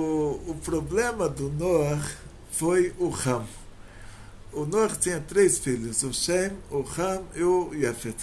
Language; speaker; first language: Portuguese; native; Portuguese